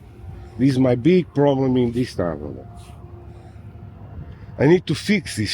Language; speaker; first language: English; non-native, learner; Portuguese